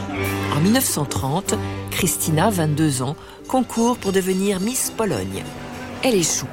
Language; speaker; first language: French; native; French